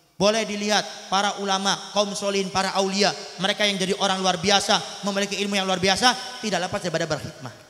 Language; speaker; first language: Indonesian; native; Indonesian